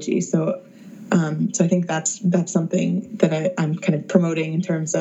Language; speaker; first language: English; native; English